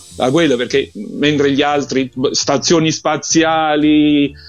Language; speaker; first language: Italian; native; Italian